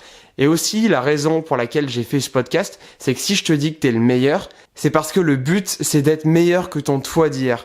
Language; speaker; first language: French; native; French